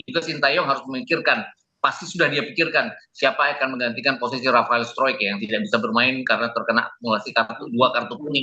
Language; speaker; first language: Indonesian; native; Indonesian